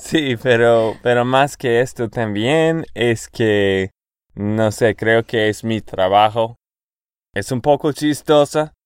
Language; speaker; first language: Spanish; non-native, fluent; English